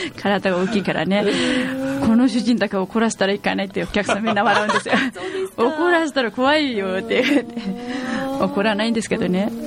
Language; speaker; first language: Japanese; non-native, fluent; Mongolian